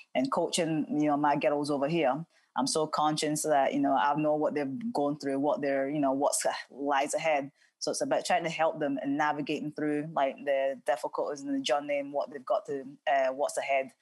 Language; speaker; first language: English; native; English